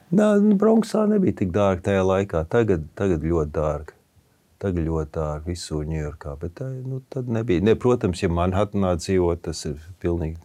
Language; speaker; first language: Latvian; early bilingual, heritage; Latvian